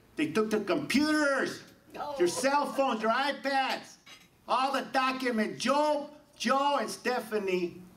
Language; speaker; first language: English; native; English